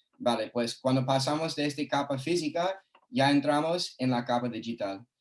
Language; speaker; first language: Spanish; non-native, fluent; English